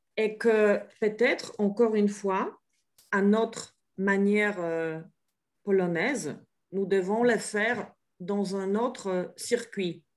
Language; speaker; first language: French; non-native, fluent; Polish